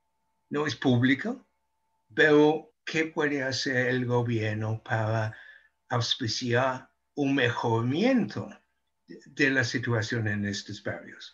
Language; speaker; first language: Spanish; non-native, fluent; English